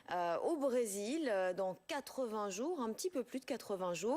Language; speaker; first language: French; native; French